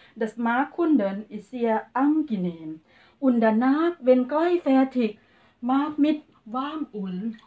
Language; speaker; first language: German; non-native, learner; Thai